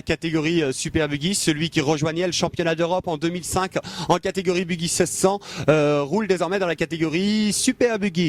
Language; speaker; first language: French; native; French